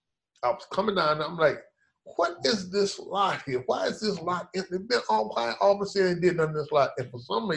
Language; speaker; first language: English; native; English